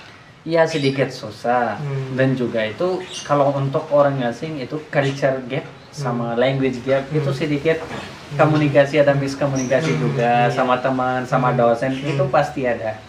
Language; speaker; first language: Indonesian; non-native, learner; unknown